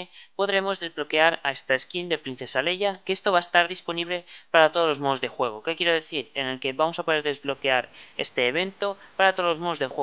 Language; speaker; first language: Spanish; native; Spanish